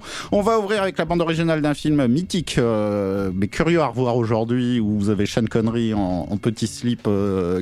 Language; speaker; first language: French; native; French